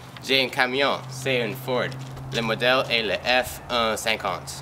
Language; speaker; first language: French; non-native, learner; English